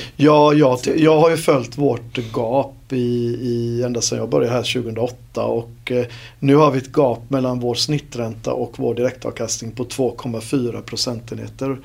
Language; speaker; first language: Swedish; native; Swedish